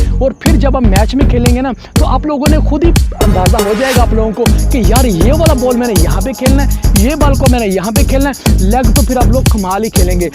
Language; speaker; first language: Urdu; non-native, local second language; Punjabi